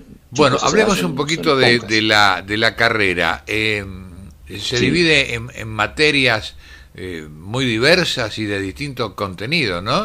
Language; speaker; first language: Spanish; native; Spanish